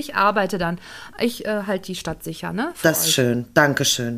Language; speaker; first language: German; native; German